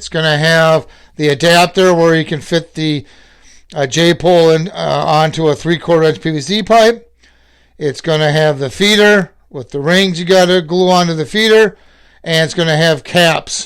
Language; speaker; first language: English; native; English